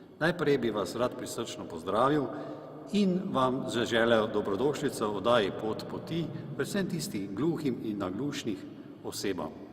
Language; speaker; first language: Slovenian; native; Slovenian